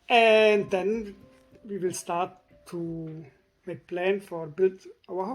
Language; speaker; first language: English; non-native, fluent; German